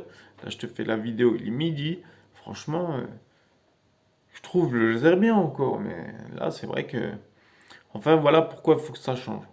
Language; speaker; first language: French; native; French